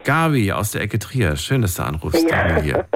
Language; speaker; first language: German; native; German